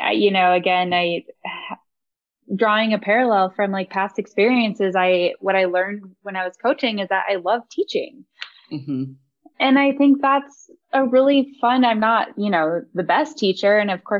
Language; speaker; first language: English; native; English